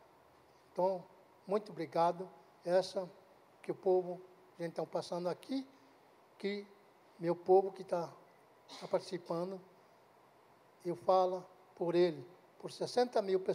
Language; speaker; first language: Portuguese; non-native, local second language; Guarani